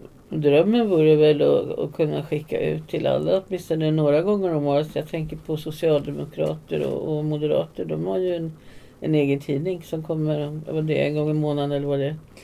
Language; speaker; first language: Swedish; native; Swedish